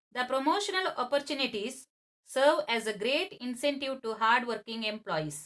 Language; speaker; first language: English; non-native, local second language; Kannada